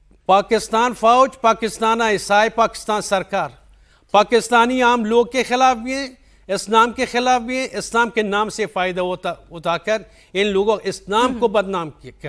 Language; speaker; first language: Hindi; non-native, fluent; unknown